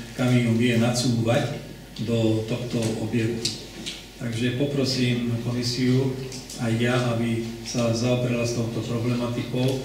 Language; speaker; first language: Slovak; native; Slovak